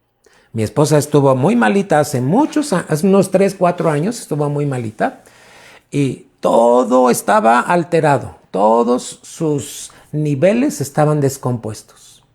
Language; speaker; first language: Spanish; native; Spanish